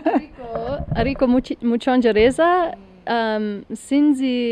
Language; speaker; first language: Kinyarwanda; non-native, learner; English